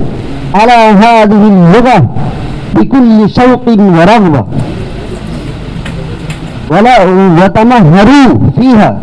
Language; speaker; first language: Arabic; non-native, fluent; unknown